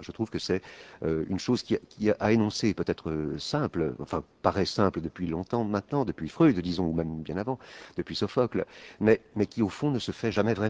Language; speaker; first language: French; native; French